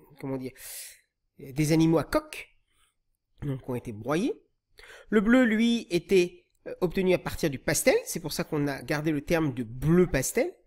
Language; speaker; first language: French; native; French